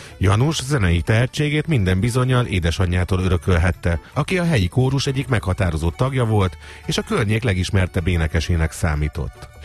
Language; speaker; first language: Hungarian; native; Hungarian